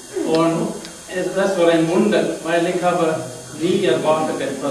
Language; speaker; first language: German; non-native, learner; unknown